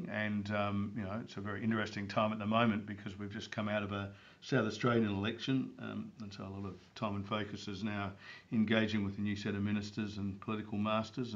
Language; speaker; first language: English; native; English